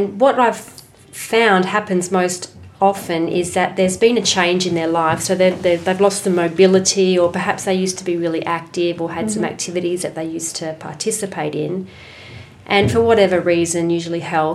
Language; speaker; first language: English; native; English